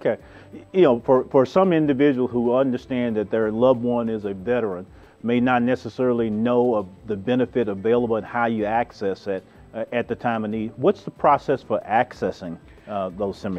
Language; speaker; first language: English; native; English